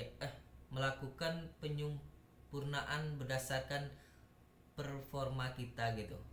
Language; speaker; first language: Indonesian; native; Indonesian